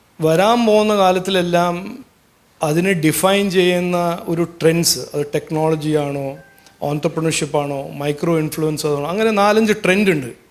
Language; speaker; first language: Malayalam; early bilingual, heritage; Malayalam